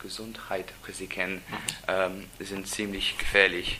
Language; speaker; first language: German; non-native, learner; English